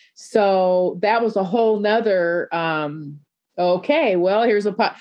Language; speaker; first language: English; native; English